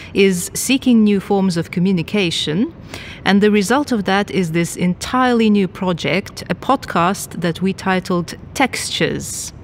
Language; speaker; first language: English; non-native, fluent; Lithuanian